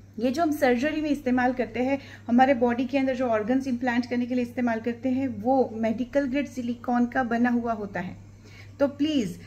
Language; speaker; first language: Hindi; non-native, local second language; Gujarati